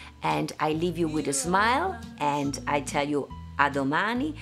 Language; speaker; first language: English; non-native, fluent; Italian